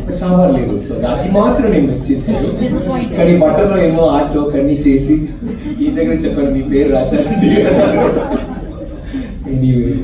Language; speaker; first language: Telugu; non-native, learner; Tamil